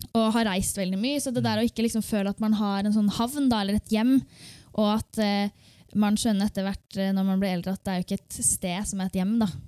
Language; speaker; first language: Norwegian; native; Norwegian